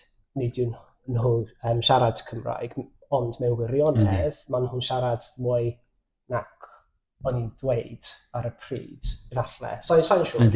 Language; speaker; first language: Welsh; non-native, fluent; English